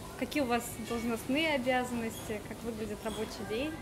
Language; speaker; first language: Russian; native; Russian